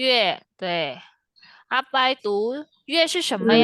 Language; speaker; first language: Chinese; non-native, fluent; Indonesian